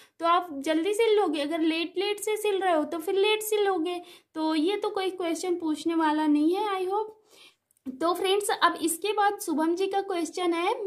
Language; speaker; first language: Hindi; native; Hindi